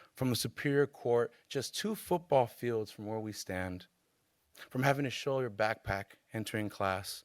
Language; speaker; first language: English; native; English